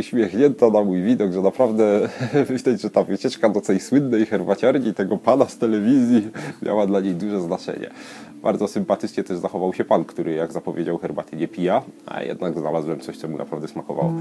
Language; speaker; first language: Polish; native; Polish